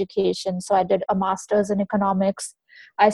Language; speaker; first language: English; non-native, local second language; Hindi